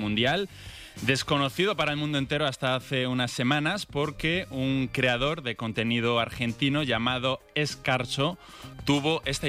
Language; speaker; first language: Spanish; native; Spanish